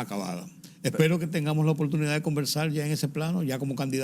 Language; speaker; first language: Spanish; native; Spanish